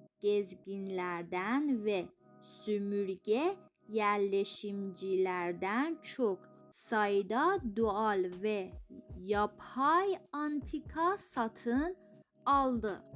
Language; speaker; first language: Turkish; non-native, fluent; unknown